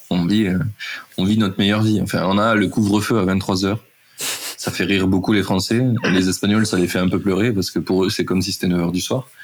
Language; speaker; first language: French; native; French